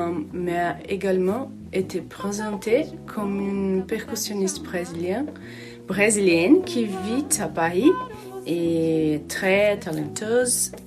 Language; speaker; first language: French; non-native, learner; Portuguese